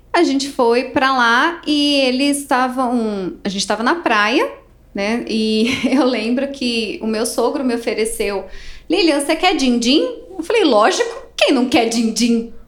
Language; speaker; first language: Portuguese; native; Portuguese